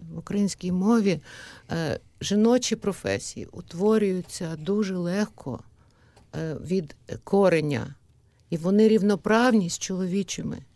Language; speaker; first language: Ukrainian; native; Ukrainian